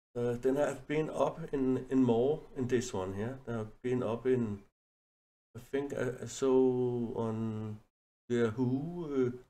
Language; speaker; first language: English; non-native, learner; Danish